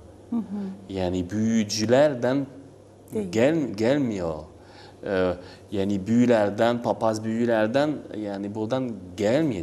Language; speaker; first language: Turkish; non-native, learner; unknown